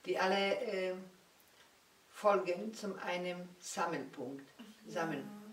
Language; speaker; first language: German; non-native, learner; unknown